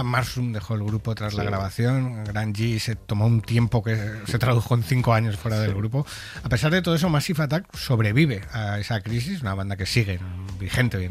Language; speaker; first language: Spanish; native; Spanish